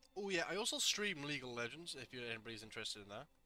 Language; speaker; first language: English; native; English